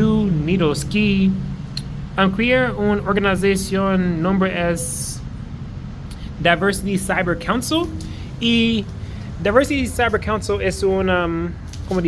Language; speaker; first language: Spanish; non-native, learner; English